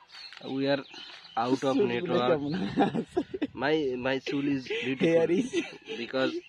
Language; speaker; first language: English; non-native, learner; Bangla